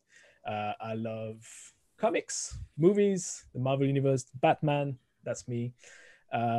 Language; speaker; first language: English; non-native, fluent; French